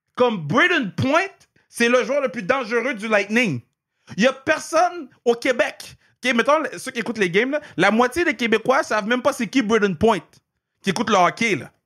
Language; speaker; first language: French; native; French